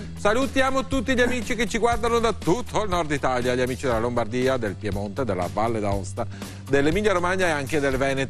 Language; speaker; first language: Italian; native; Italian